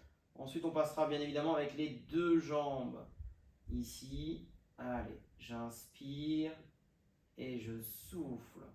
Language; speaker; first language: French; native; French